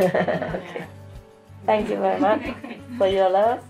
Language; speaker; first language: English; non-native, learner; Vietnamese